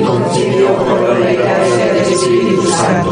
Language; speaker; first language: Spanish; native; Spanish